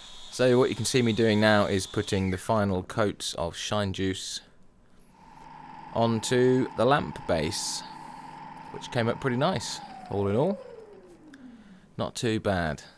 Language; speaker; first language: English; native; English